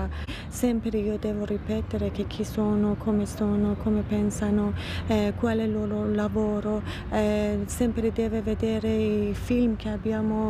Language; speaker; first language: Italian; non-native, fluent; Persian